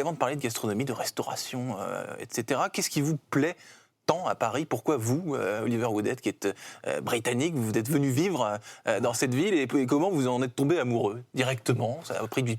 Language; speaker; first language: French; native; French